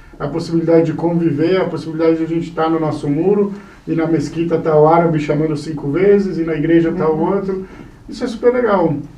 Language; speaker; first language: Portuguese; early bilingual, other home language; Hebrew